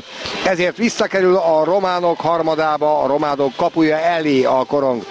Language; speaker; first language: Hungarian; native; Hungarian